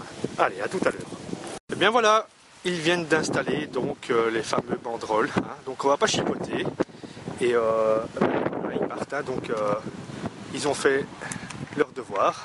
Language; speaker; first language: French; native; French